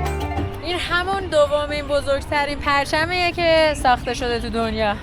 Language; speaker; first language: Persian; native; Persian